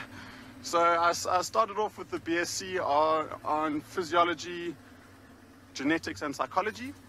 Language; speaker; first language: English; native; English